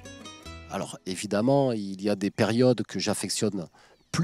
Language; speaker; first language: French; native; French